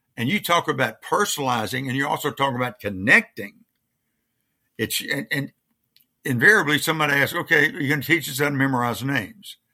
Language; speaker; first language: English; native; English